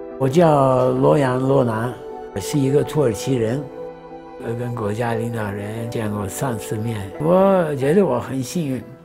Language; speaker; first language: Chinese; non-native, fluent; Turkish